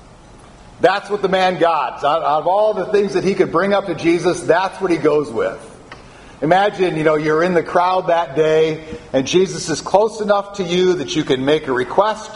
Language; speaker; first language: English; native; English